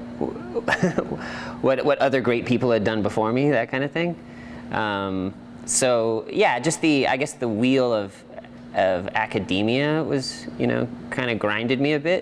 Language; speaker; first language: English; native; English